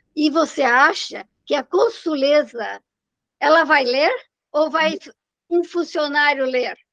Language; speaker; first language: Portuguese; native; Portuguese